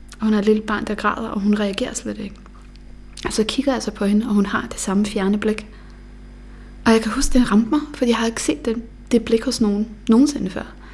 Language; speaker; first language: Danish; early bilingual, other home language; Bosnian